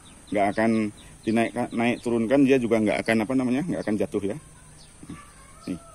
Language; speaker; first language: Indonesian; native; Indonesian